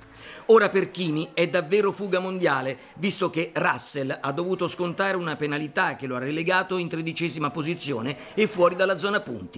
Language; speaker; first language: Italian; native; Italian